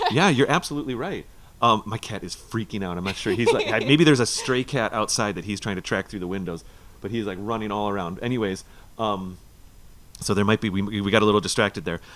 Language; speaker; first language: English; native; English